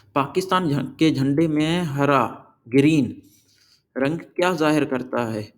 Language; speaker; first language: Urdu; non-native, local second language; Sindhi